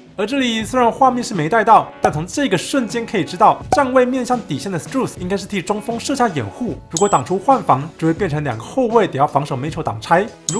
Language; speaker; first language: Chinese; native; Chinese